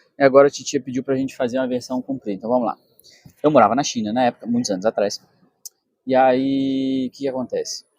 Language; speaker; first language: Portuguese; native; Portuguese